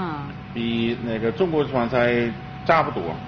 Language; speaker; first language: Chinese; non-native, fluent; German